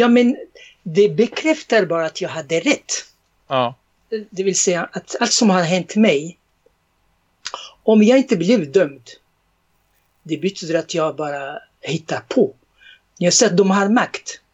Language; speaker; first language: Swedish; non-native, fluent; Arabic